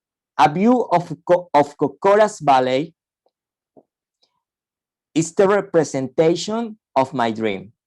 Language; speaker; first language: English; non-native, fluent; Spanish